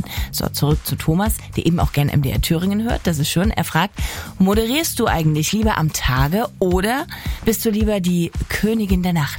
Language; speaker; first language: German; native; German